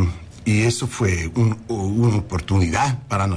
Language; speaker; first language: Spanish; early bilingual, heritage; English